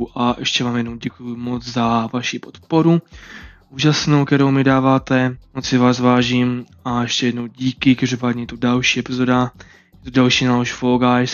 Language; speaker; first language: Czech; native; Czech